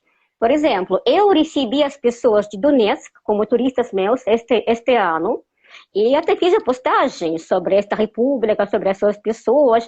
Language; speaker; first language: Portuguese; non-native, fluent; Russian